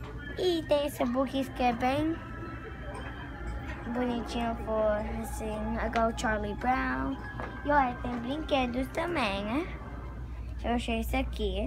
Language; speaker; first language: Portuguese; early bilingual, heritage; Portuguese